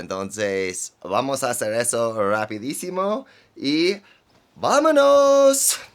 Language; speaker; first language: Spanish; non-native, fluent; English